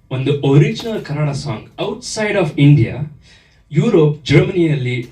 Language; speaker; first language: Kannada; early bilingual, other home language; German